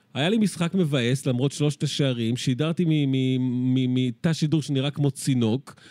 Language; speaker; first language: Hebrew; early bilingual, other home language; Spanish